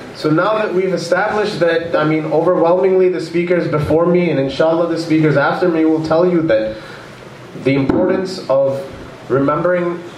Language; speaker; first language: English; early bilingual, other home language; Urdu